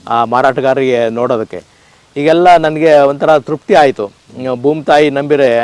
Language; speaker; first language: Kannada; native; Kannada